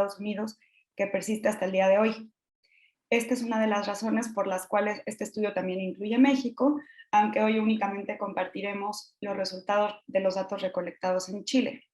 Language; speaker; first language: Spanish; native; Spanish